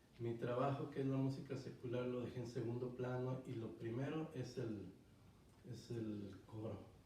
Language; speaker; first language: Spanish; native; Spanish